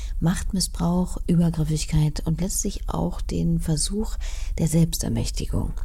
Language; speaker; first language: German; native; German